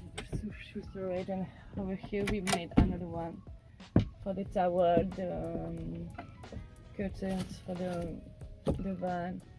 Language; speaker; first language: English; non-native, learner; French